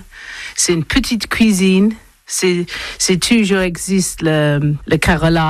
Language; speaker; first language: French; non-native, learner; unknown